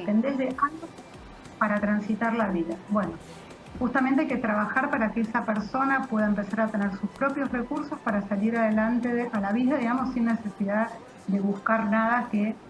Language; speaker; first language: Spanish; native; Spanish